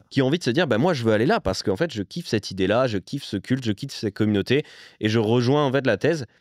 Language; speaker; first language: French; native; French